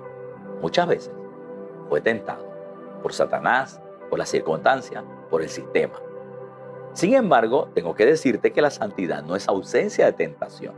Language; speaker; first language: Spanish; native; Spanish